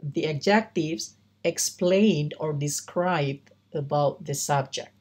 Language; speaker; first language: English; non-native, learner; Indonesian